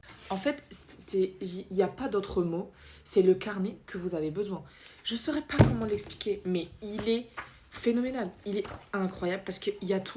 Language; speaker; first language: French; native; French